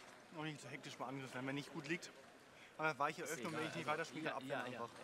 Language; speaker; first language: German; native; German